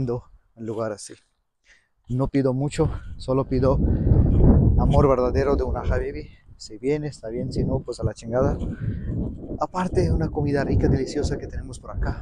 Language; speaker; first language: Spanish; non-native, fluent; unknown